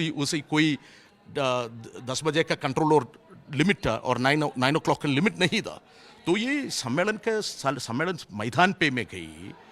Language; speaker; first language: Hindi; non-native, local second language; Malayalam